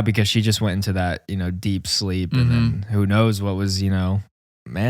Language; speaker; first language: English; native; English